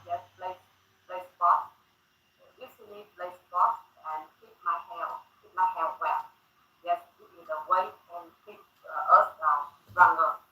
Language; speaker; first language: English; non-native, learner; Thai